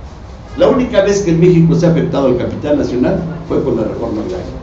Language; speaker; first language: Spanish; native; Spanish